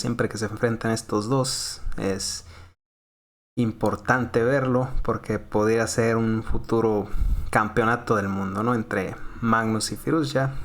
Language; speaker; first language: Spanish; native; Spanish